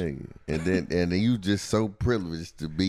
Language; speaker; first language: English; native; English